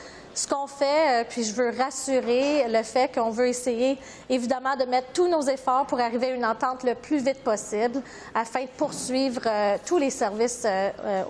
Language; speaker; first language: French; native; French